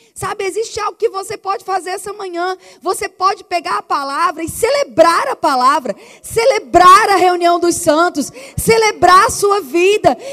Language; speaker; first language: Portuguese; native; Portuguese